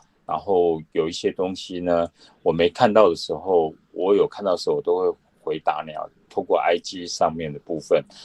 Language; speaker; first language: Chinese; native; Chinese